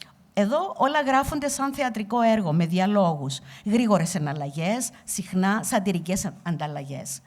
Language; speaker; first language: Greek; native; Greek